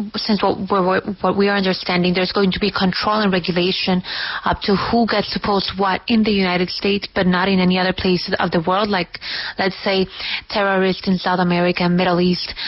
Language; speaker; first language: English; non-native, fluent; Spanish